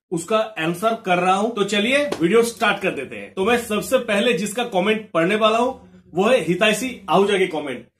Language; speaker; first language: Hindi; non-native, local second language; Bangla